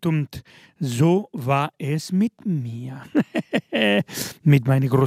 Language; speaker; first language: German; non-native, fluent; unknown